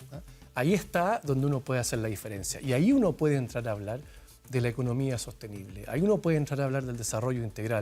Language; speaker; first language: Spanish; native; Spanish